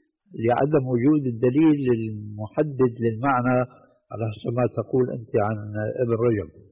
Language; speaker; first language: Arabic; native; Arabic